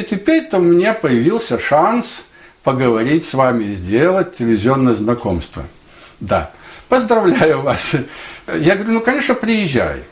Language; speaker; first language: Russian; native; Russian